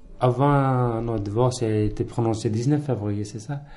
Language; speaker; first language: French; non-native, learner; Punjabi